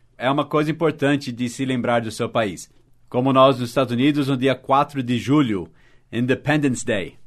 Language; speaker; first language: Portuguese; non-native, fluent; English